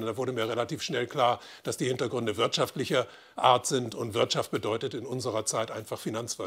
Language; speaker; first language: German; native; German